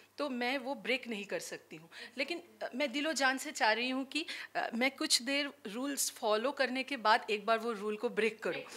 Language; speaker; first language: Hindi; non-native, local second language; Bangla